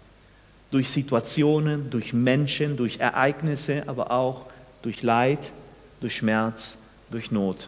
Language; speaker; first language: German; non-native, fluent; Spanish